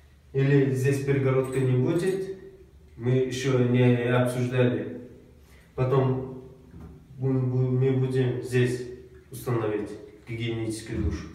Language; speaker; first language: Russian; non-native, local second language; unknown